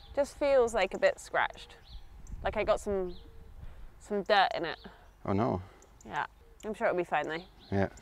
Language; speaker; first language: English; native; English